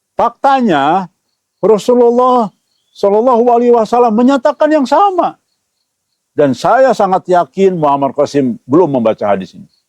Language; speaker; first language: Indonesian; native; Indonesian